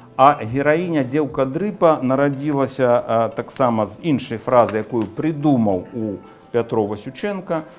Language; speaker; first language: Belarusian; native; Belarusian